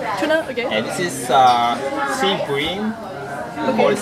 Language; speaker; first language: English; non-native, learner; French